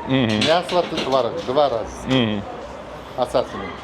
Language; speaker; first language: Russian; non-native, local second language; Uzbek